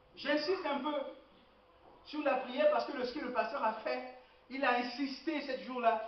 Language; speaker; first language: French; non-native, local second language; Lingala